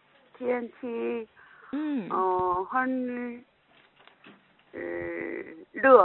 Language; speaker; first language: Chinese; non-native, learner; Korean